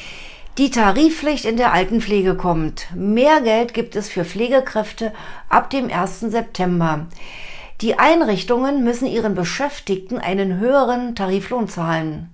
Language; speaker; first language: German; native; German